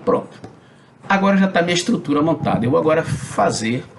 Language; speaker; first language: Portuguese; native; Portuguese